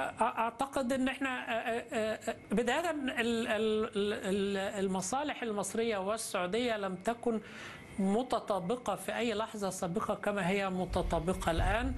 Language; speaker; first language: Arabic; native; Arabic